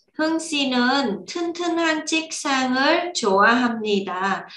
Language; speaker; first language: Korean; non-native, fluent; Vietnamese